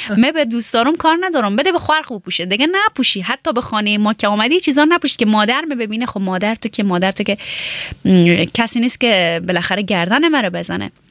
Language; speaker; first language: Persian; native; Persian